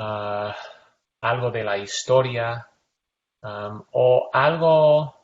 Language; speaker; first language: Spanish; non-native, fluent; English